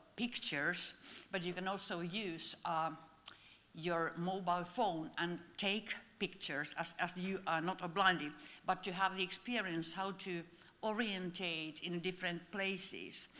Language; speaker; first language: English; non-native, fluent; Finnish